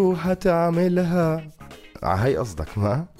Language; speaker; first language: Arabic; native; Arabic